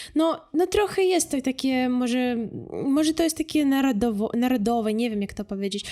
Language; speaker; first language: Polish; non-native, fluent; Russian